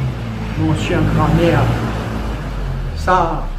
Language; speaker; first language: French; non-native, local second language; Morisyen